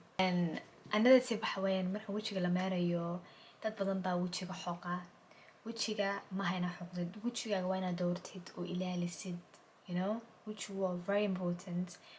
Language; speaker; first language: Somali; early bilingual, heritage; Somali